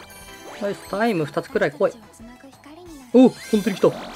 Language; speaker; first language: Japanese; native; Japanese